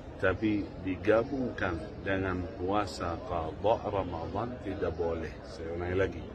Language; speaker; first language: Malay; non-native, fluent; Arabic